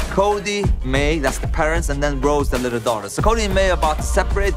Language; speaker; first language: English; early bilingual, other home language; Arabic